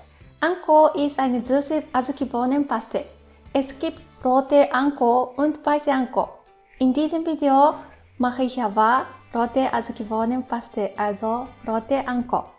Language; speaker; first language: German; non-native, fluent; Japanese